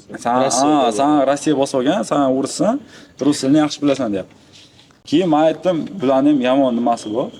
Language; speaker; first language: Uzbek; native; Uzbek